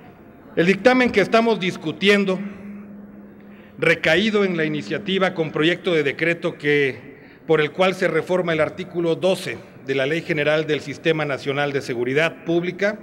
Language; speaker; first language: Spanish; native; Spanish